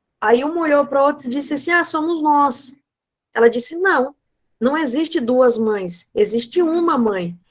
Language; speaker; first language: Portuguese; non-native, fluent; Spanish